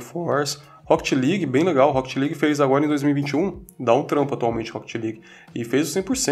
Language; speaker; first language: Portuguese; native; Portuguese